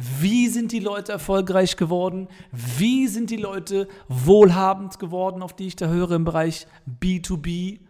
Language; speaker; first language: German; native; German